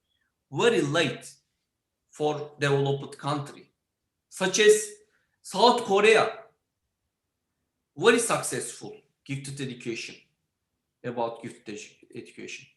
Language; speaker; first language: English; non-native, learner; Turkish